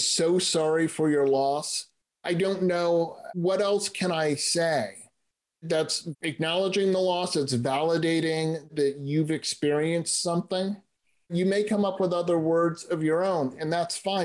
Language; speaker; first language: English; native; English